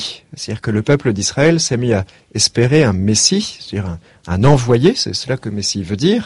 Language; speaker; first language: French; native; French